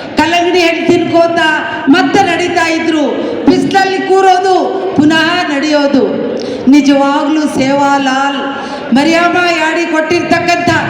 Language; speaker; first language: Kannada; non-native, local second language; Lambadi